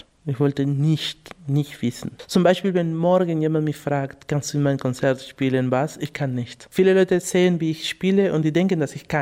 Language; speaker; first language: German; non-native, fluent; Spanish